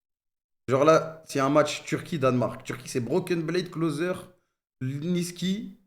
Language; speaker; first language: French; native; French